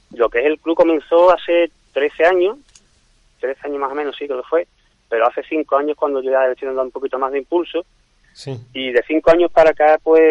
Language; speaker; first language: Spanish; native; Spanish